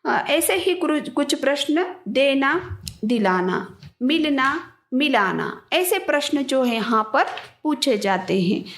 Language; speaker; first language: Hindi; non-native, local second language; Kannada